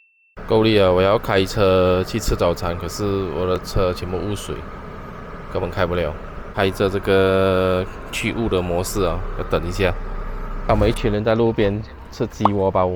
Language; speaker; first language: Chinese; native; Chinese